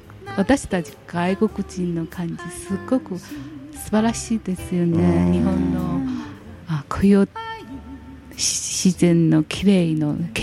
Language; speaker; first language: Japanese; non-native, learner; Chinese